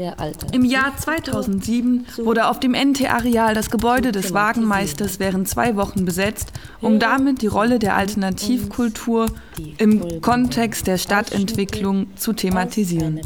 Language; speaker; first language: German; native; German